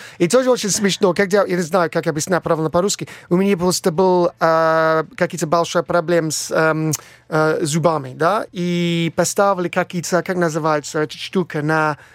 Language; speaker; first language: Russian; non-native, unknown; English